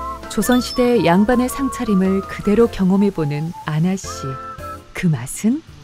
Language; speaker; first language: Korean; native; Korean